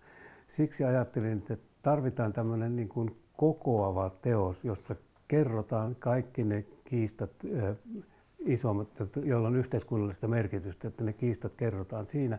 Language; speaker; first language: Finnish; native; Finnish